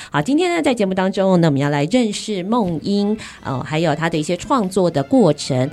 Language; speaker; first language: Chinese; native; Chinese